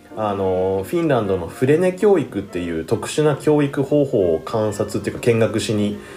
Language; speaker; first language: Japanese; native; Japanese